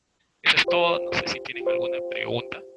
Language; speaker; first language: Spanish; native; Spanish